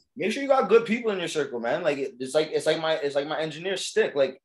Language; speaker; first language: English; native; English